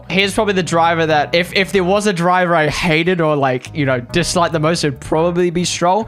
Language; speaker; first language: English; native; English